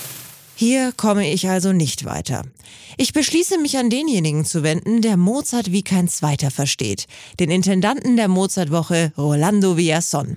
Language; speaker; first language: German; native; German